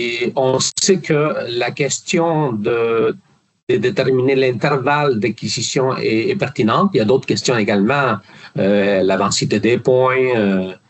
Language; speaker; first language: French; non-native, fluent; Spanish